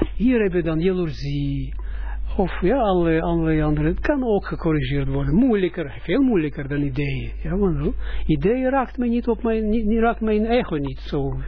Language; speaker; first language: Dutch; non-native, fluent; Russian